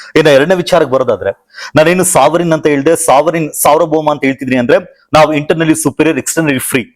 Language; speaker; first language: Kannada; native; Kannada